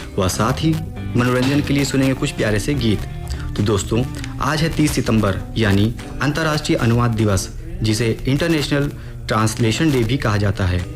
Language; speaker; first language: Hindi; native; Hindi